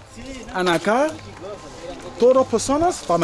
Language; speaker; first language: Spanish; non-native, learner; English